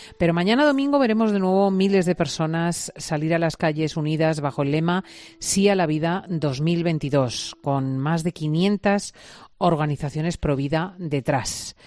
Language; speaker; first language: Spanish; native; Spanish